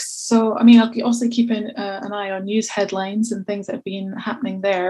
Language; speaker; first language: English; native; English